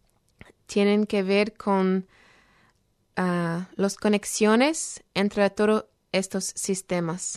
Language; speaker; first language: Spanish; non-native, fluent; English